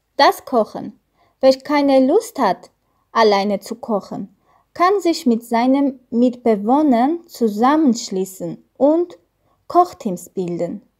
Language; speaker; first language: German; non-native, learner; Armenian